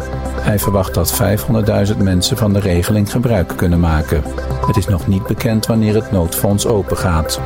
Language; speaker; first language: Dutch; native; Dutch